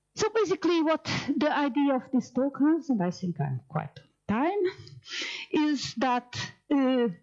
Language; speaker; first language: English; non-native, fluent; Portuguese